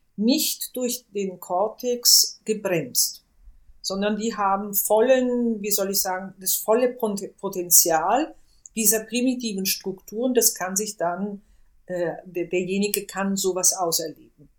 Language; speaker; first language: German; non-native, fluent; Italian